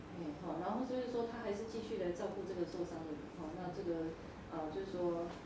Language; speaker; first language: Chinese; native; Chinese